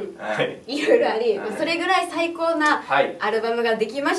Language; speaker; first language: Japanese; native; Japanese